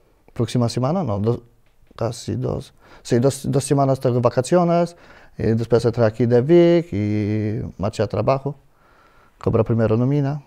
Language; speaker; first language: Spanish; non-native, learner; Polish